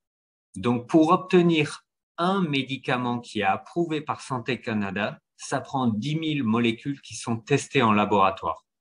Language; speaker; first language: French; native; French